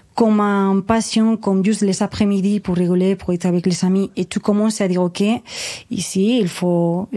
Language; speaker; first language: French; non-native, fluent; Spanish